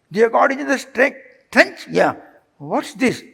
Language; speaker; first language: English; non-native, local second language; Telugu